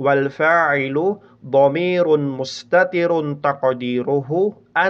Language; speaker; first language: Arabic; non-native, fluent; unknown